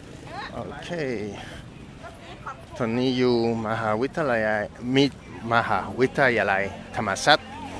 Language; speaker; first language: Thai; non-native, fluent; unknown